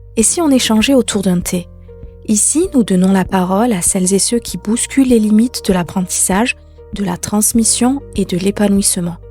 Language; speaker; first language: French; native; French